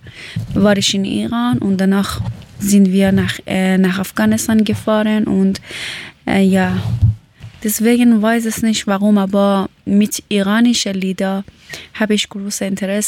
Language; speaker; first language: German; non-native, learner; Persian